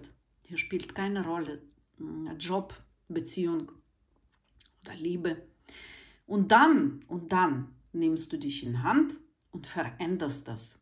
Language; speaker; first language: German; non-native, fluent; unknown